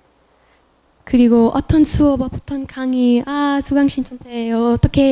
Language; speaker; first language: Korean; non-native, fluent; French